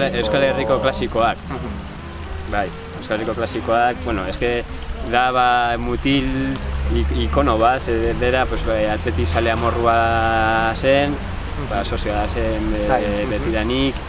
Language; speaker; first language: Basque; non-native, local second language; Spanish